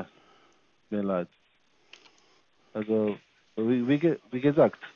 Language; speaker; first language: German; non-native, fluent; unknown